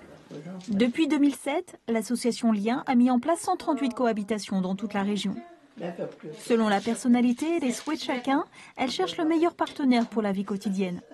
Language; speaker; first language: French; native; French